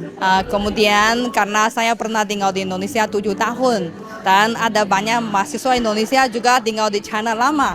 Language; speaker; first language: Indonesian; non-native, fluent; Chinese